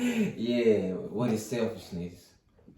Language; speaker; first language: English; native; English